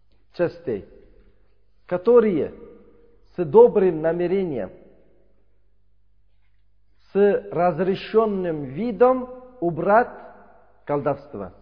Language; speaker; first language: Russian; non-native, learner; Uzbek